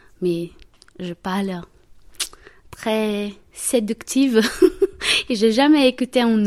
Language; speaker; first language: French; non-native, learner; Portuguese